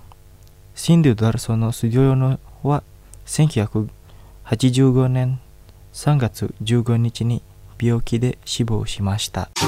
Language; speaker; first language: Japanese; non-native, fluent; Indonesian